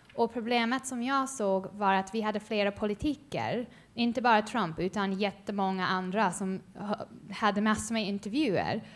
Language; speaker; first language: Swedish; non-native, fluent; English